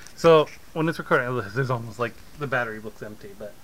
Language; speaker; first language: English; native; English